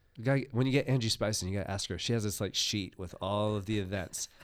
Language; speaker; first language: English; native; English